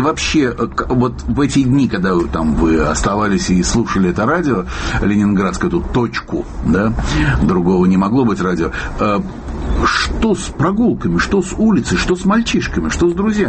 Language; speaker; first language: Russian; native; Russian